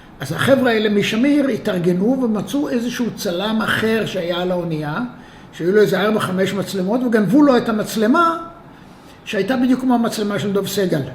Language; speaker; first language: Hebrew; native; Hebrew